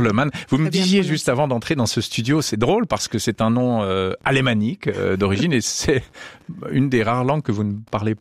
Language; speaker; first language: French; native; French